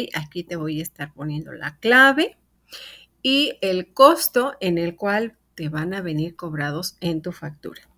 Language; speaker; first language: Spanish; native; Spanish